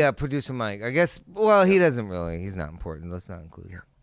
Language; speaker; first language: English; native; English